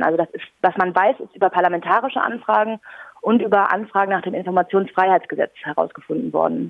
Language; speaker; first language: German; native; German